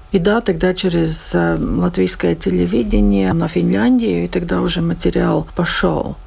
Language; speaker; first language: Russian; non-native, local second language; Latvian